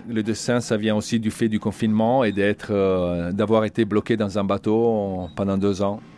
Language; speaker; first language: French; non-native, fluent; Italian